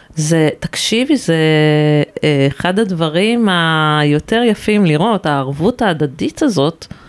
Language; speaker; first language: Hebrew; native; Hebrew